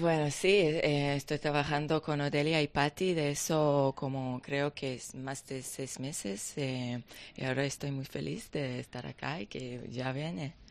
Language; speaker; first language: Spanish; non-native, learner; Hebrew